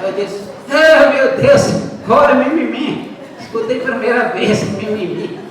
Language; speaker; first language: Portuguese; non-native, learner; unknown